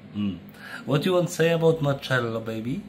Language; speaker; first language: English; non-native, learner; Polish